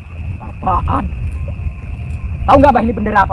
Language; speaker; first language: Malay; non-native, local second language; Javanese